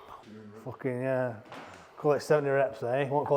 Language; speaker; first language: English; native; English